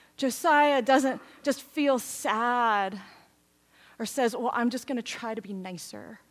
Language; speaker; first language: English; native; English